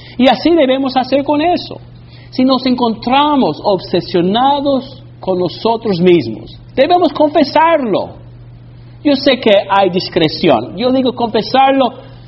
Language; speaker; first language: Spanish; non-native, fluent; English